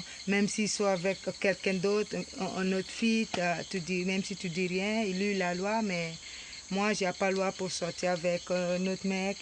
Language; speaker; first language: French; non-native, local second language; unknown